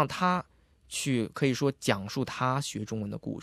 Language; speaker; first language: Chinese; native; Chinese